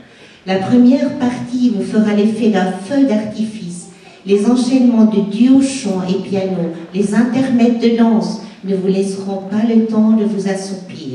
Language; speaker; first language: French; native; French